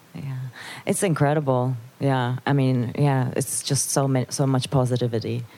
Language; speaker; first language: English; non-native, fluent; Turkish